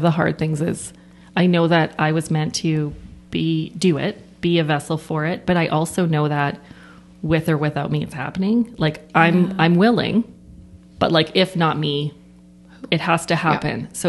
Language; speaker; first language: English; native; English